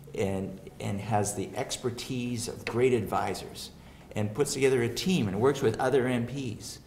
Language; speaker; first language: English; native; English